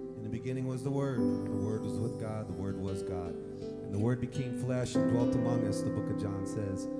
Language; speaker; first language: English; native; English